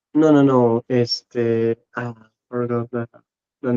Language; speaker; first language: English; non-native, learner; Spanish